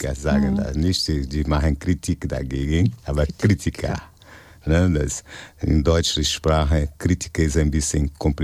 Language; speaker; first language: German; non-native, fluent; Portuguese